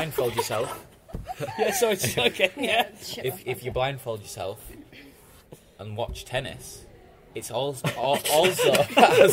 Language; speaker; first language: English; native; English